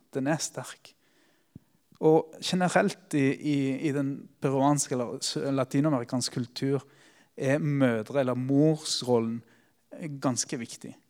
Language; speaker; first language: Norwegian; early bilingual, other home language; Spanish